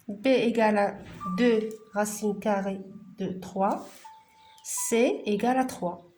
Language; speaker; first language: French; non-native, local second language; Arabic